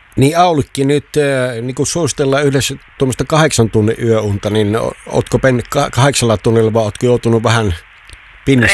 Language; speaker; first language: Finnish; native; Finnish